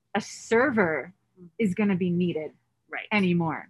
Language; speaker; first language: English; native; English